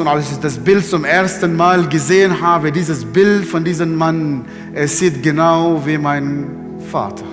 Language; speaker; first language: German; non-native, fluent; Arabic